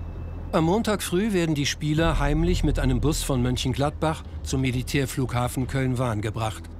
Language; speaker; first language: German; native; German